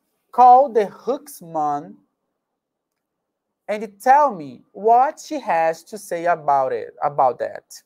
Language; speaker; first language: English; non-native, fluent; Portuguese